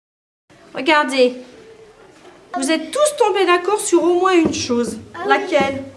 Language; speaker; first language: French; native; French